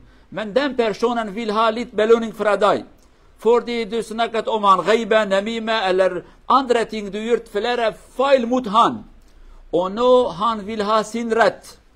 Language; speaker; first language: Norwegian; non-native, learner; Kurdish